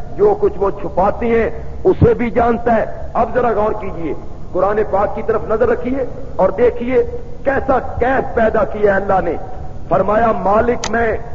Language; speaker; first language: Urdu; non-native, local second language; Punjabi